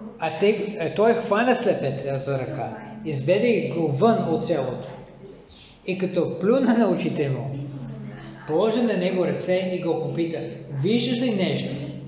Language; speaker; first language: Bulgarian; non-native, fluent; English